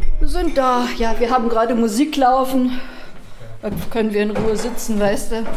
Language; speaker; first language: German; native; German